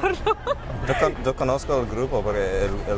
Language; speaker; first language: Spanish; non-native, fluent; English